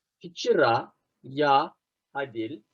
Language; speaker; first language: Russian; non-native, fluent; Turkish